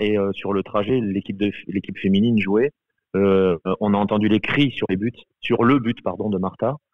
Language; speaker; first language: French; native; French